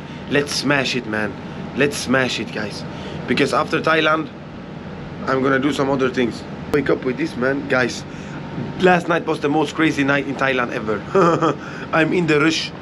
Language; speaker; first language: English; non-native, learner; Portuguese